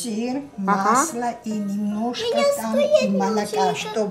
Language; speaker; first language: Russian; non-native, learner; Georgian